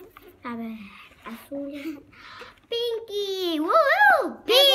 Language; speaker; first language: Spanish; early bilingual, heritage; English